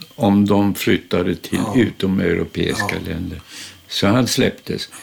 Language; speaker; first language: Swedish; early bilingual, other home language; German